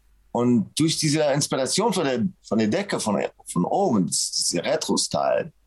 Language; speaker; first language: German; non-native, fluent; Arabic